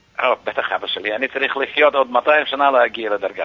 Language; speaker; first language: Hebrew; non-native, fluent; Yiddish